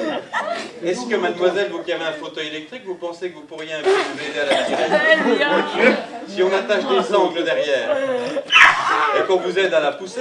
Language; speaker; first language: French; native; French